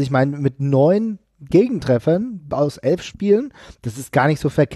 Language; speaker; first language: German; native; German